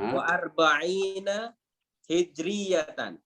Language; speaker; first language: Arabic; non-native, learner; Indonesian